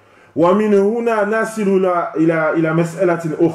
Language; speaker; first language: Arabic; non-native, fluent; French